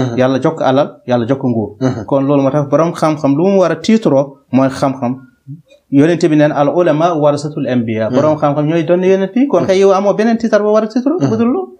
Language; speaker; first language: Wolof; non-native, local second language; Fula